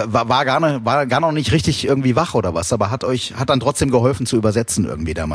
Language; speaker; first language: German; native; German